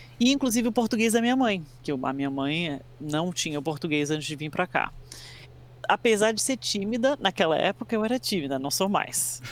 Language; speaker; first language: Portuguese; early bilingual, other home language; English